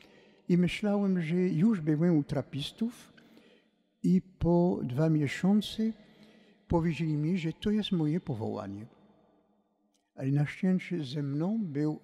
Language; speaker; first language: Polish; non-native, fluent; French